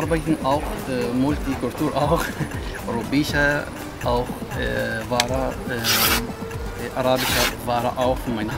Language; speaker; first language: German; non-native, learner; Arabic